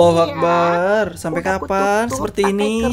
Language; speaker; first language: Indonesian; native; Indonesian